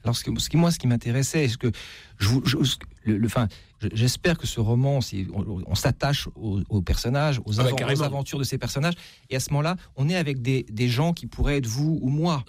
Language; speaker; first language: French; native; French